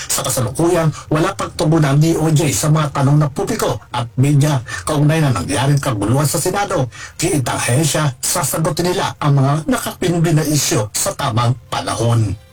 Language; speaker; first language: Filipino; native; Filipino